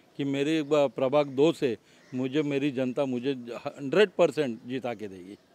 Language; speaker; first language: Hindi; non-native, local second language; Marathi